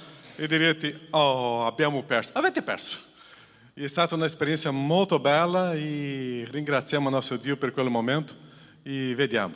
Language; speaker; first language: Italian; non-native, fluent; Portuguese